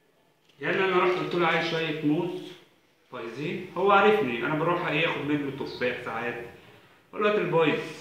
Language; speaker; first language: Arabic; native; Arabic